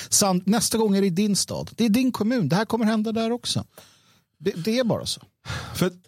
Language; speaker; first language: Swedish; native; Swedish